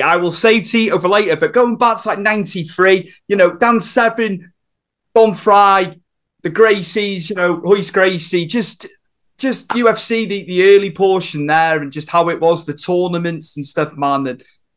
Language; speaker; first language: English; native; English